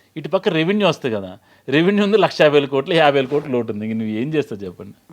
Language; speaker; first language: Telugu; native; Telugu